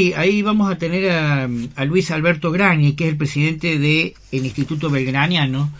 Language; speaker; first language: Spanish; native; Spanish